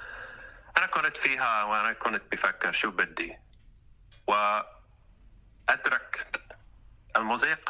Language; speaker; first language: Arabic; non-native, learner; English